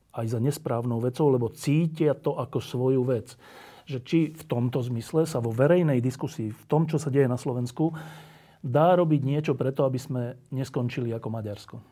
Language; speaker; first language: Slovak; native; Slovak